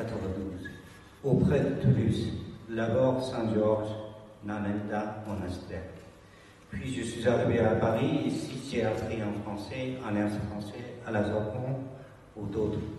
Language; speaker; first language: French; non-native, fluent; Tibetan